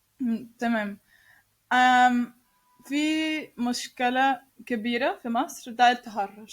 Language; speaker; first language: Arabic; non-native, learner; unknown